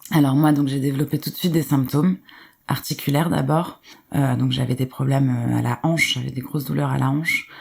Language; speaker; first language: French; native; French